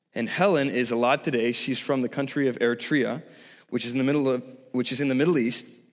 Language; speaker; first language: English; native; English